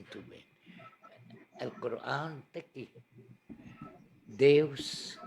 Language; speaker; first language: Portuguese; non-native, learner; Arabic